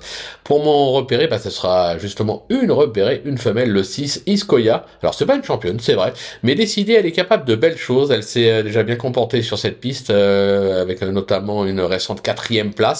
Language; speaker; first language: French; native; French